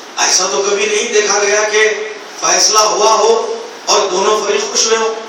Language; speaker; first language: Urdu; native; Urdu